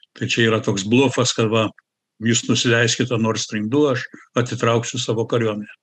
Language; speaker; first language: Lithuanian; early bilingual, heritage; Lithuanian